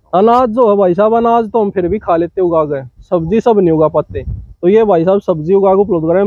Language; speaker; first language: Hindi; native; Hindi